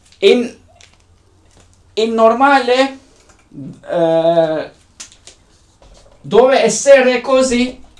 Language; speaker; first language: Italian; non-native, learner; Turkish